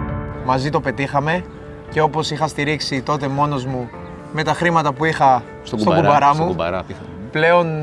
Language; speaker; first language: Greek; native; Greek